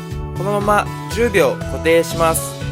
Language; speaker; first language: Japanese; native; Japanese